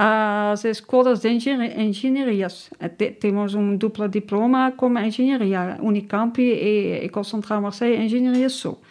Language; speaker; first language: Portuguese; non-native, learner; Dutch